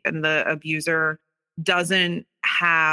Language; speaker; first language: English; native; English